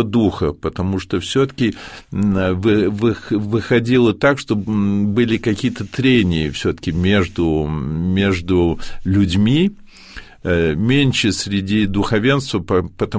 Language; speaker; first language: Russian; early bilingual, heritage; Russian